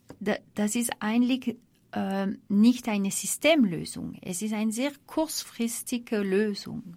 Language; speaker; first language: German; non-native, fluent; French